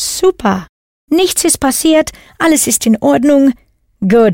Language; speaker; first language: German; non-native, fluent; English